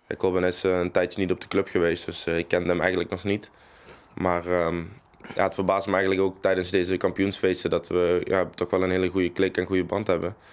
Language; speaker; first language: Dutch; native; Dutch